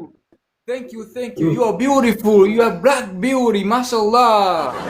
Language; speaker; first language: English; non-native, learner; Swahili